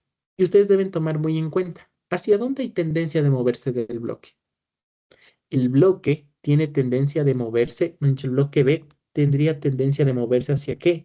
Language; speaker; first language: Spanish; native; Spanish